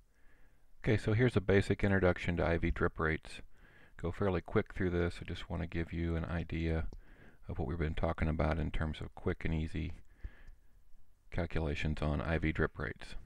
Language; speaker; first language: English; native; English